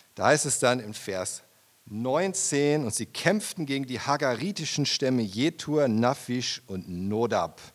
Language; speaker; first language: German; native; German